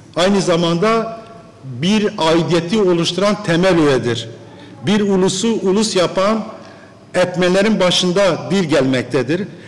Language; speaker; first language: Turkish; non-native, local second language; Kurdish